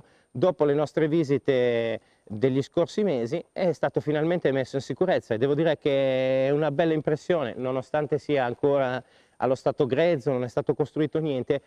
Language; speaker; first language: Italian; native; Italian